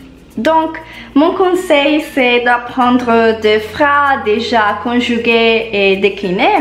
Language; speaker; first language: French; non-native, learner; Italian